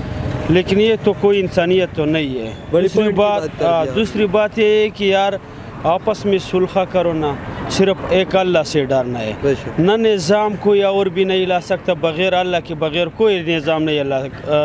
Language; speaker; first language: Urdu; non-native, local second language; Pashto